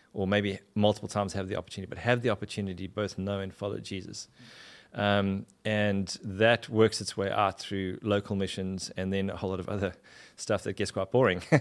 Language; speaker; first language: English; native; English